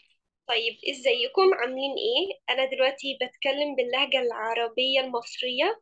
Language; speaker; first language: Arabic; non-native, fluent; Indonesian